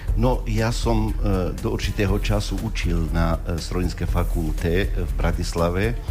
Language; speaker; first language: Slovak; non-native, fluent; Arabic